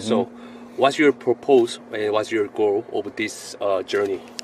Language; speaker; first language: English; non-native, learner; Korean